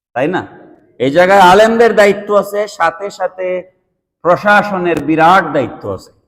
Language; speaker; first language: Bangla; native; Bangla